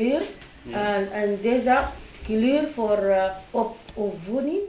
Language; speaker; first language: Dutch; non-native, learner; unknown